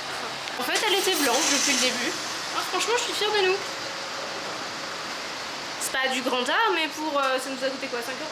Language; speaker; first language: French; native; French